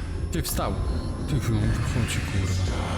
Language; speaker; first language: Polish; native; Polish